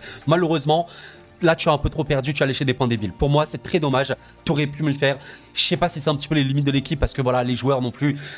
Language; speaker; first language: French; native; French